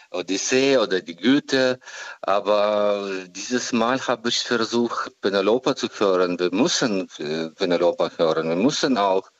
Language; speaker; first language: German; non-native, learner; Ukrainian